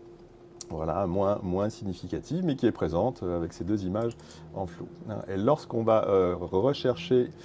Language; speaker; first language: French; native; French